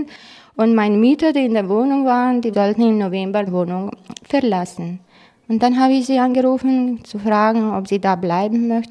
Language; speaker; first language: German; non-native, fluent; Croatian